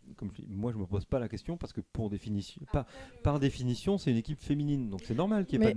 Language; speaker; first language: French; native; French